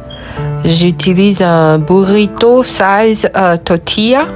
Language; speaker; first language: French; non-native, local second language; Haitian Creole